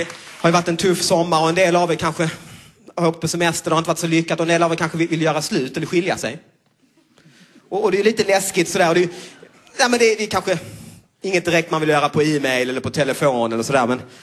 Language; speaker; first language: Swedish; native; Swedish